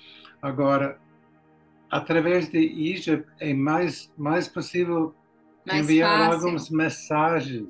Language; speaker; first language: Portuguese; non-native, learner; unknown